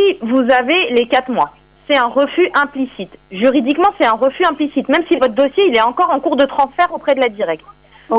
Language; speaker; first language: French; native; French